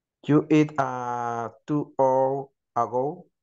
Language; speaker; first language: English; non-native, learner; Spanish